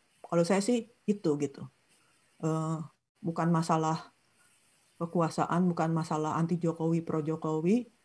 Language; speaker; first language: Indonesian; non-native, local second language; Sundanese